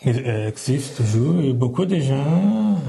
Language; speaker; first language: French; non-native, learner; Portuguese